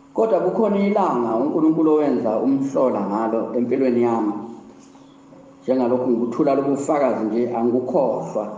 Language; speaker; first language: Zulu; native; Zulu